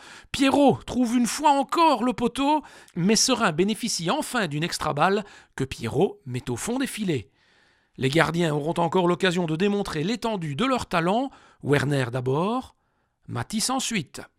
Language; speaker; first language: French; native; French